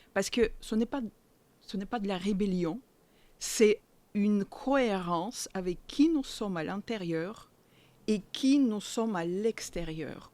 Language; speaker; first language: French; non-native, fluent; Russian